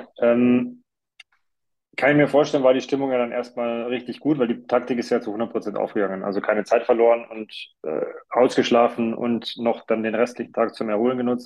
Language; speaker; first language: German; native; German